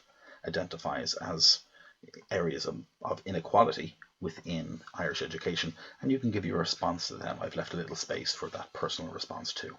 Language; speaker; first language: English; native; English